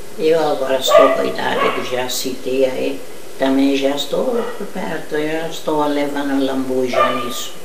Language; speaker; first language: Portuguese; early bilingual, other home language; German